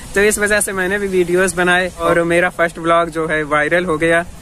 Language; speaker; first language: Hindi; native; Hindi